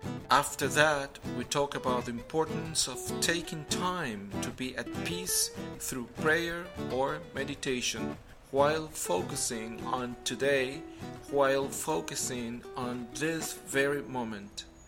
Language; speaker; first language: English; non-native, fluent; Spanish